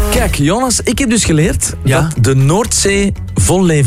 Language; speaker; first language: Dutch; native; Dutch